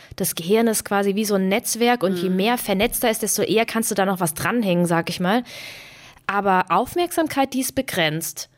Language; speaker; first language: German; native; German